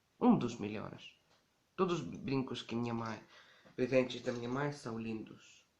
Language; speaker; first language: Portuguese; non-native, learner; Ukrainian